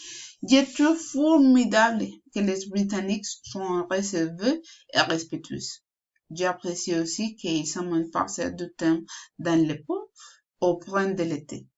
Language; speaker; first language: French; non-native, learner; Spanish